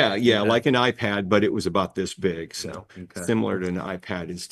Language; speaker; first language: English; native; English